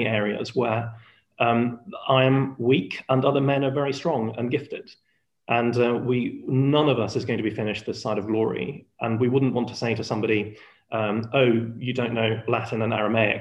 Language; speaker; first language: English; non-native, fluent; Spanish